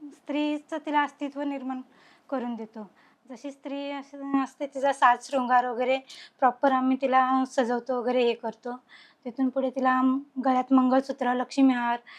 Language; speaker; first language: Marathi; native; Marathi